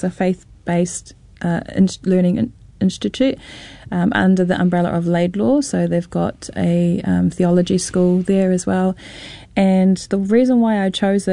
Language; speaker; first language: English; non-native, local second language; Māori